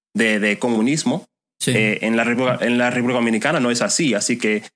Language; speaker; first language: Spanish; non-native, fluent; English